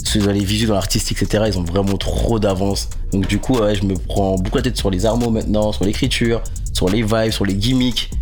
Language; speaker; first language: French; native; French